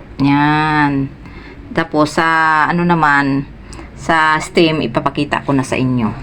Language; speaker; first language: Filipino; non-native, local second language; Hiligaynon